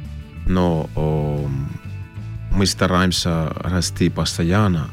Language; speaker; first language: Russian; non-native, learner; Finnish